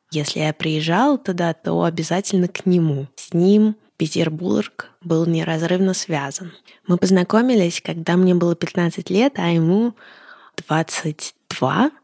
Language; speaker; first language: Russian; native; Russian